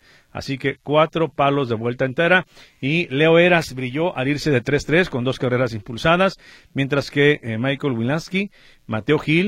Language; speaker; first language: Spanish; native; Spanish